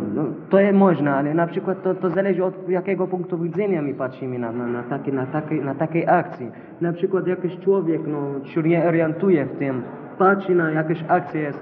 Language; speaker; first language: Polish; non-native, fluent; Arabic